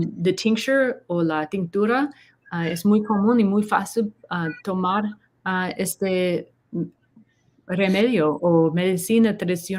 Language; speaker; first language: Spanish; non-native, learner; English